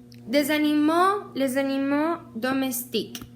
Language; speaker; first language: French; non-native, learner; Spanish